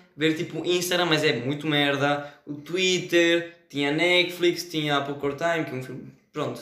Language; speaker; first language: Portuguese; non-native, fluent; Spanish